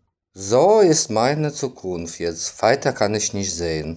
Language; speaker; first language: German; non-native, fluent; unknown